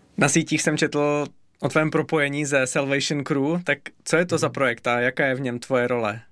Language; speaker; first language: Czech; native; Czech